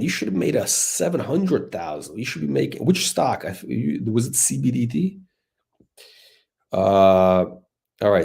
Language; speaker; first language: English; native; English